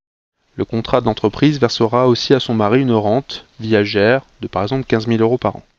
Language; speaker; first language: French; native; French